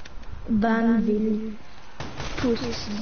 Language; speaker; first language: French; native; French